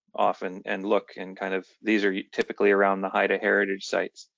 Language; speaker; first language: English; native; English